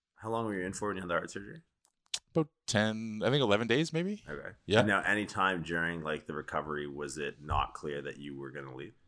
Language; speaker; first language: English; native; English